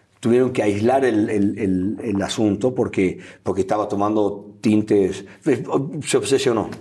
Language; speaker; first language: Spanish; native; Spanish